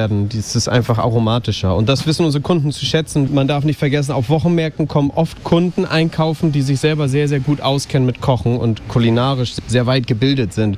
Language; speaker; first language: German; native; German